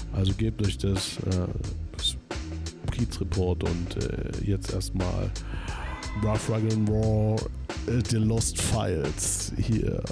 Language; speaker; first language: German; native; German